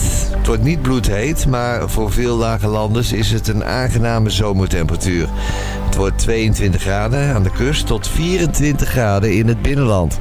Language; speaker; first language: Dutch; native; Dutch